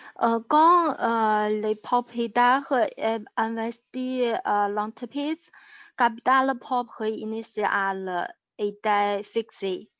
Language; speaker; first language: French; non-native, learner; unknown